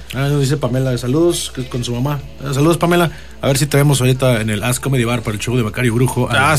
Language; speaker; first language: Spanish; native; Spanish